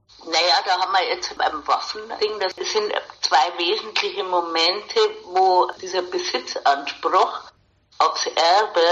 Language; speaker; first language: German; native; German